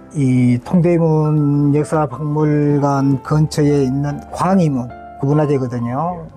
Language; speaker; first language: Korean; native; Korean